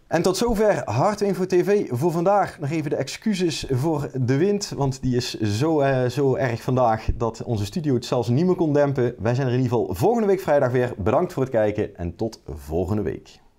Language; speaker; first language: Dutch; native; Dutch